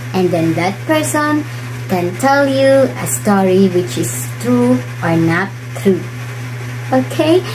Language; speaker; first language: English; non-native, local second language; Cebuano